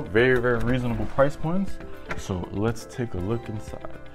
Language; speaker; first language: English; early bilingual, other home language; Spanish